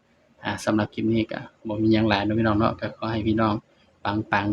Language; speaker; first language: Thai; non-native, local second language; Lao